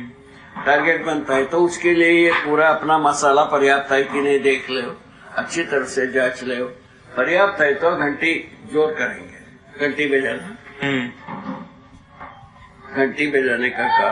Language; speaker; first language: Hindi; non-native, local second language; Kannada